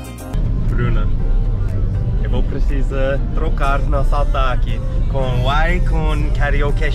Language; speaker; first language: Portuguese; non-native, learner; English